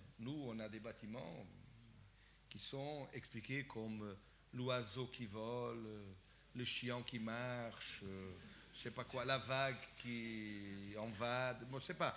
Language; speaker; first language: French; non-native, fluent; Portuguese